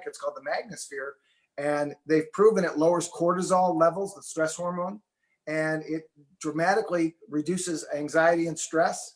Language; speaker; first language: English; native; English